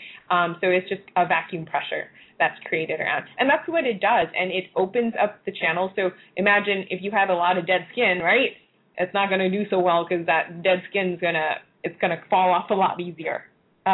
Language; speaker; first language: English; non-native, local second language; Cantonese